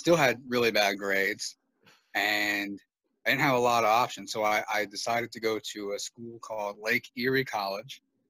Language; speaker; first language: English; native; English